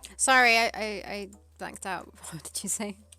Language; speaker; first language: English; native; English